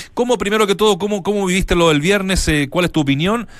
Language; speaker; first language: Spanish; native; Spanish